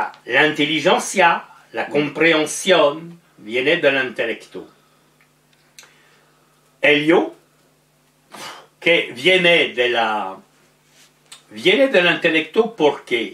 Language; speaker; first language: Spanish; non-native, learner; French